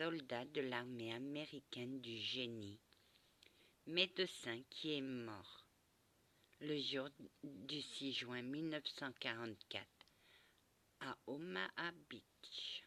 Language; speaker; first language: French; early bilingual, other home language; Portuguese